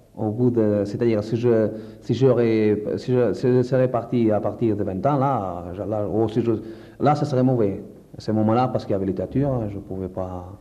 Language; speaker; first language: French; non-native, fluent; Portuguese